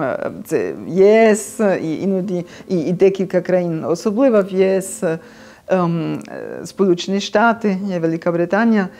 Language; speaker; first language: Ukrainian; non-native, fluent; German